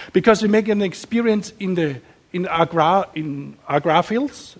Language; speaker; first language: English; non-native, learner; German